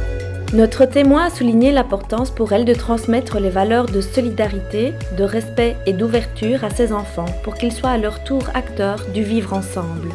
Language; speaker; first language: French; native; French